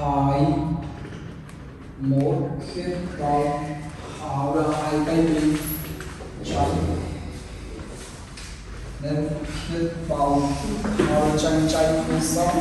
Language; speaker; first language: Vietnamese; non-native, learner; Hindi